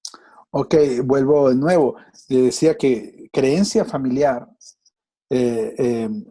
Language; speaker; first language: Spanish; native; Spanish